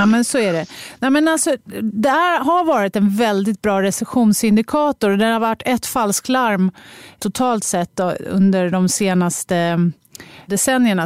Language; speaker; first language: Swedish; native; Swedish